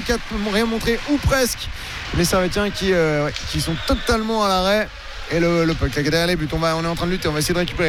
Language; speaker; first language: French; native; French